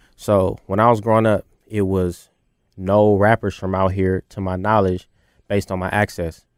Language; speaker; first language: English; native; English